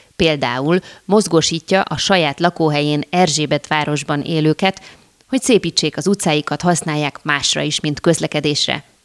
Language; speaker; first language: Hungarian; native; Hungarian